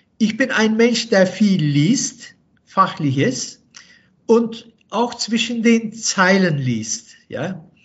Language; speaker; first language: German; non-native, fluent; Turkish